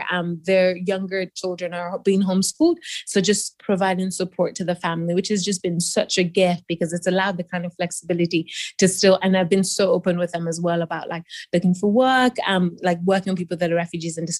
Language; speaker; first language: English; non-native, local second language; Yoruba